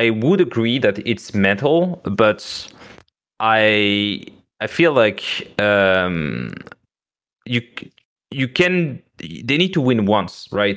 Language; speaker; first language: English; non-native, fluent; French